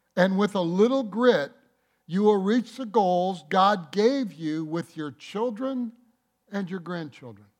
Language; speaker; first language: English; native; English